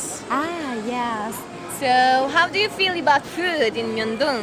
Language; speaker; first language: English; non-native, learner; Mongolian